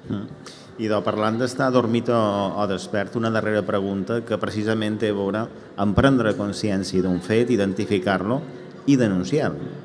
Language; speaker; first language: Catalan; native; Catalan